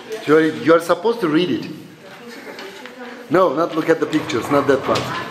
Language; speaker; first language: English; non-native, fluent; Turkish